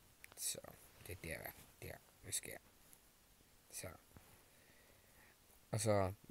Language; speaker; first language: Danish; non-native, learner; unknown